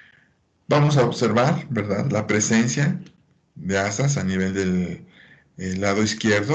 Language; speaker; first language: Spanish; native; Spanish